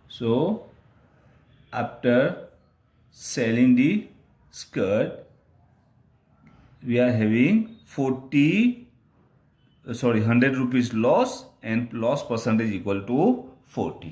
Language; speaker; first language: English; non-native, local second language; Gujarati